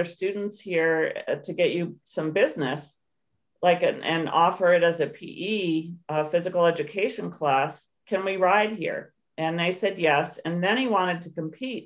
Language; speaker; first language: English; native; English